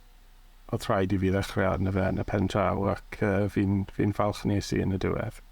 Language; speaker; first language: Welsh; native; Welsh